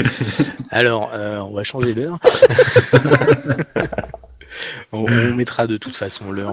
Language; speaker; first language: French; native; French